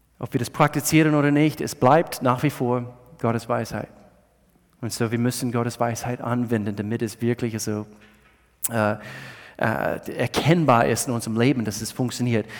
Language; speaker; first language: German; non-native, fluent; English